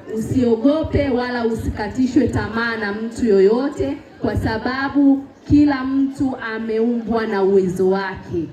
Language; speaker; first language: Swahili; native; Swahili